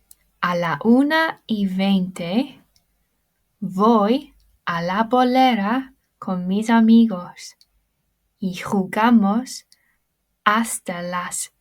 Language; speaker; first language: Spanish; non-native, fluent; English